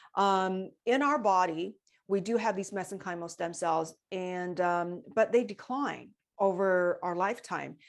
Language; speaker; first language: English; non-native, fluent; Chinese